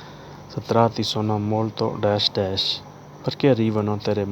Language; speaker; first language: Italian; non-native, learner; Urdu